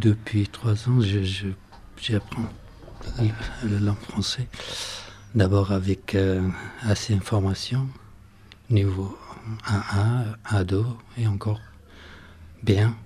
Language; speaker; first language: French; non-native, learner; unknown